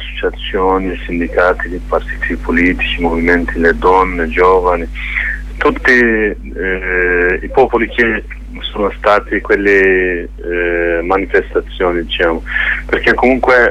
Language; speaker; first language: Italian; non-native, learner; Kurdish